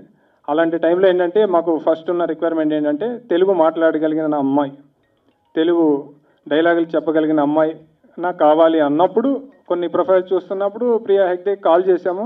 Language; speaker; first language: Telugu; native; Telugu